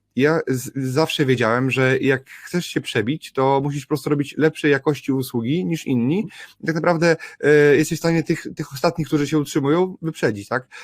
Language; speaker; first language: Polish; native; Polish